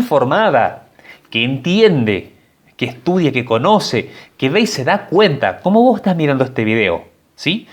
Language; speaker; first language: Spanish; native; Spanish